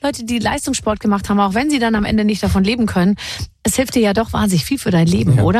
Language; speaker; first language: German; native; German